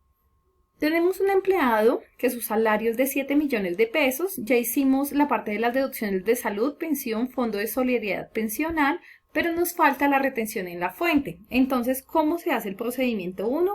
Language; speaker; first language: Spanish; native; Spanish